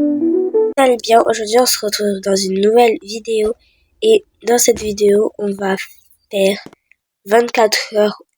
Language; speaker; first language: French; native; French